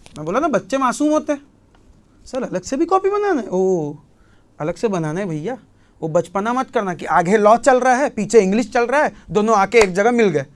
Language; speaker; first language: Hindi; native; Hindi